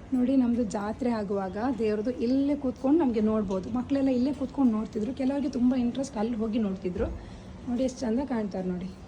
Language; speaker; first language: Kannada; non-native, local second language; Tulu